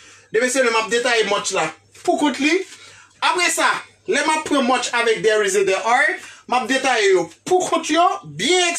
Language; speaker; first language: French; non-native, local second language; Haitian Creole